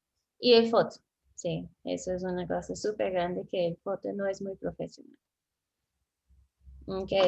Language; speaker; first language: Spanish; non-native, fluent; English